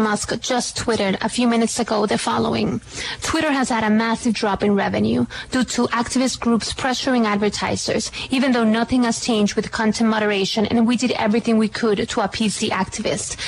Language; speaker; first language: English; non-native, fluent; Spanish